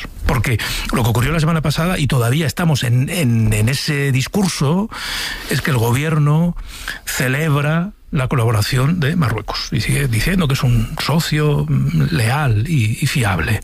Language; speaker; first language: Spanish; native; Spanish